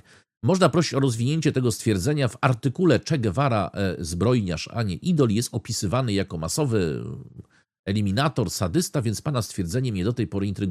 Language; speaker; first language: Polish; native; Polish